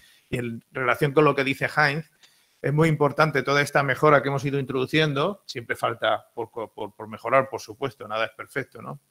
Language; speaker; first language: Spanish; native; Spanish